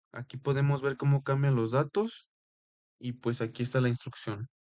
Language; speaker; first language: Spanish; native; Spanish